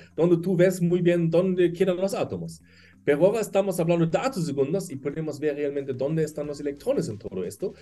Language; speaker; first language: Spanish; non-native, fluent; German